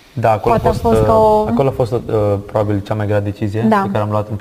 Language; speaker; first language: Romanian; native; Romanian